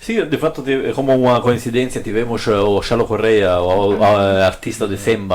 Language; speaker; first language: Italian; native; Italian